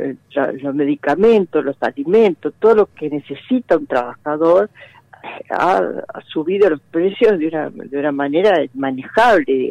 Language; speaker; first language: Spanish; native; Spanish